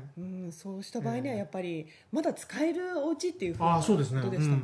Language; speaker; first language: Japanese; native; Japanese